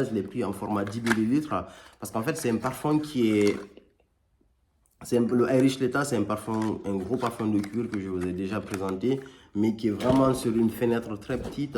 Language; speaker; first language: French; native; French